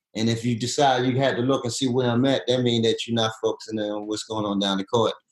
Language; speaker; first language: English; native; English